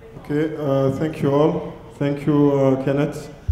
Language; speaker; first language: English; non-native, learner; Arabic